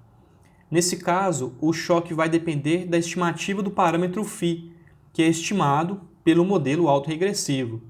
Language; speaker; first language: Portuguese; native; Portuguese